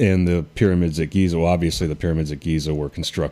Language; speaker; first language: English; native; English